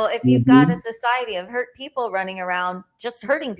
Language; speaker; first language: English; native; English